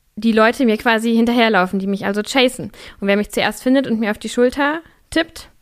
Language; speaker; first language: German; native; German